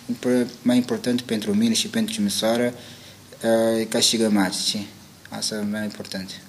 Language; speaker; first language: Romanian; non-native, learner; Portuguese